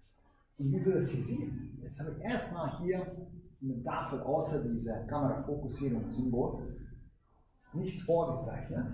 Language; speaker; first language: German; non-native, fluent; Hungarian